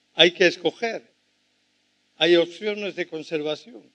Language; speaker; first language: Spanish; non-native, fluent; French